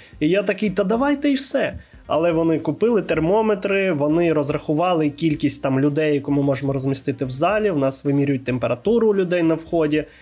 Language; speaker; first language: Ukrainian; non-native, local second language; Russian